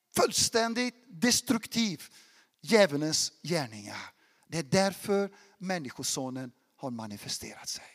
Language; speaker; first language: Swedish; non-native, fluent; Portuguese